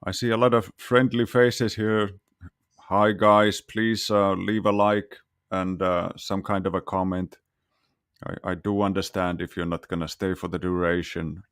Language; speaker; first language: English; non-native, fluent; Finnish